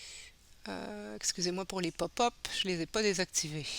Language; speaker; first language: French; native; French